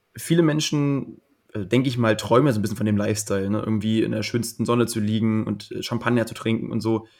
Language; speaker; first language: German; native; German